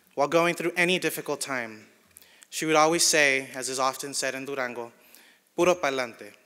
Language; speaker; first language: English; early bilingual, other home language; Spanish